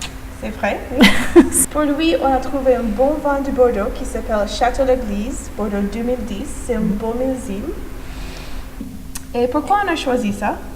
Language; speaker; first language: French; non-native, fluent; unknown